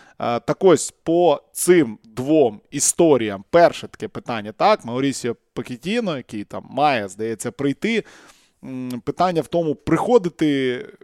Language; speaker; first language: Ukrainian; non-native, local second language; Russian